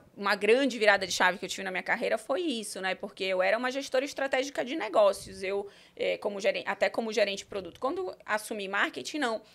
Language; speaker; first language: Portuguese; native; Portuguese